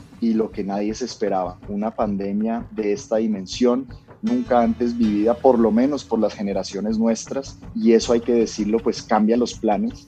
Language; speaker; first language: Spanish; native; Spanish